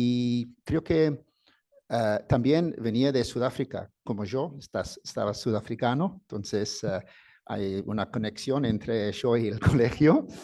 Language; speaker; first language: Spanish; non-native, fluent; English